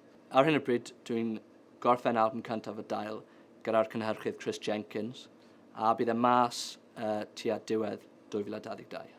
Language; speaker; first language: Welsh; native; Welsh